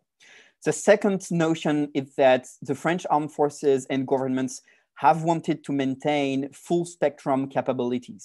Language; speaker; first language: English; non-native, fluent; French